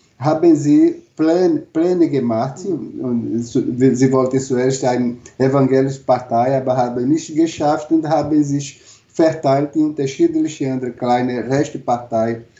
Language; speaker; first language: German; non-native, learner; Portuguese